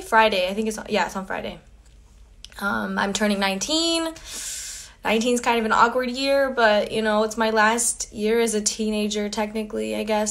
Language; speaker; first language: English; early bilingual, other home language; Spanish